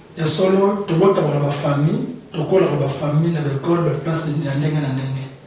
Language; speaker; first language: Lingala; native; Lingala